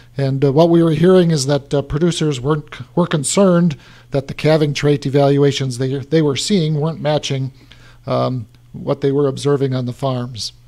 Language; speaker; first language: English; native; English